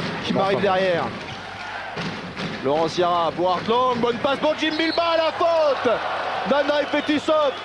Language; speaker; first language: French; native; French